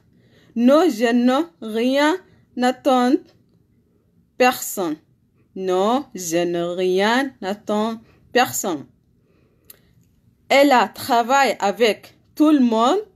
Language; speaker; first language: French; non-native, learner; Arabic